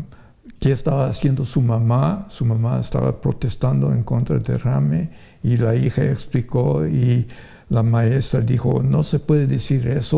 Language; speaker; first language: Spanish; non-native, fluent; English